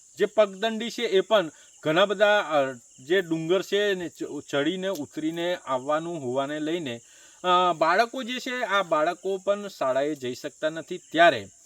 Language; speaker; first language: Gujarati; native; Gujarati